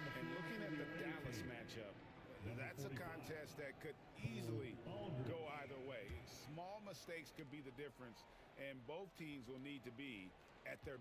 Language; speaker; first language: English; native; English